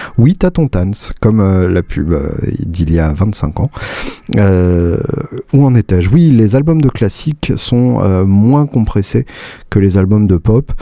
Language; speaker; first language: French; native; French